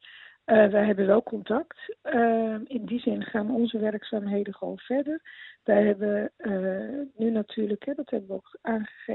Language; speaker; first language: Dutch; native; Dutch